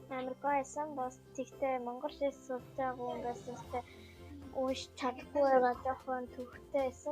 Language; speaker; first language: Mongolian; early bilingual, heritage; Mongolian